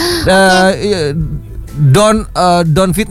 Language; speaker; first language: English; non-native, learner; Indonesian